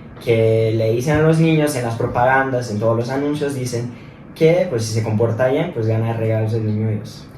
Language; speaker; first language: Spanish; native; Spanish